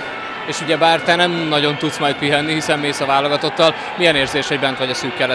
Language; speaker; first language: Hungarian; native; Hungarian